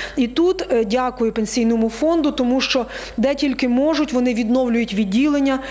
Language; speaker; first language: Ukrainian; native; Ukrainian